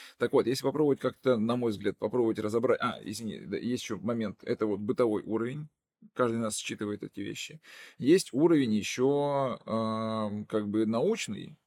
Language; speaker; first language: Russian; non-native, local second language; Udmurt